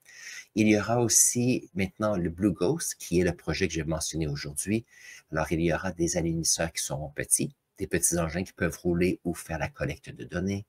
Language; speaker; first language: French; native; French